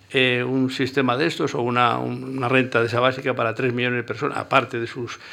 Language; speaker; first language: Spanish; native; Spanish